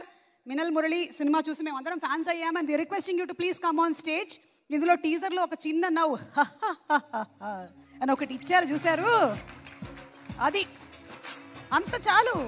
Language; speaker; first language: Telugu; native; Telugu